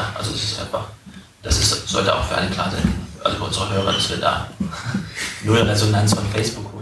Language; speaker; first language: German; native; German